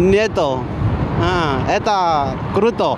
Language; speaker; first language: Russian; non-native, learner; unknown